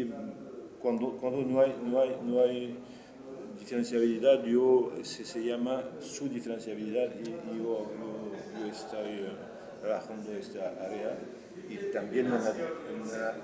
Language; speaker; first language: Spanish; non-native, fluent; French